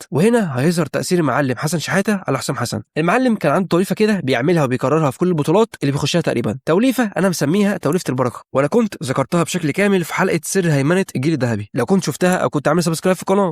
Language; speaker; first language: Arabic; native; Arabic